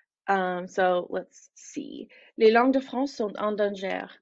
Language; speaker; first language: French; non-native, fluent; English